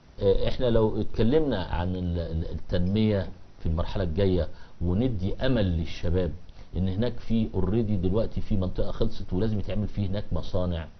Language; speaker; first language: Egyptian Arabic; non-native, local second language; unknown